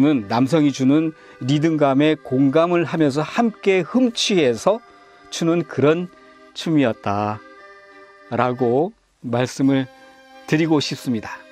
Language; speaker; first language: Korean; native; Korean